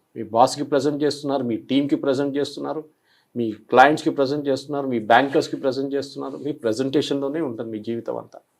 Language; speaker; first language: Telugu; non-native, local second language; Malayalam